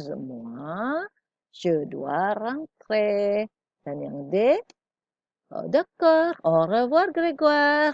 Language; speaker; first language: French; non-native, fluent; Indonesian